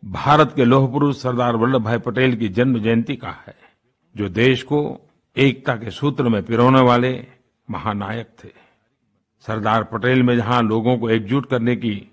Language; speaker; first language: Hindi; non-native, local second language; Gujarati